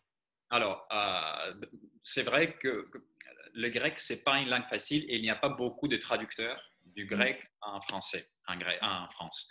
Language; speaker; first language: French; non-native, fluent; Greek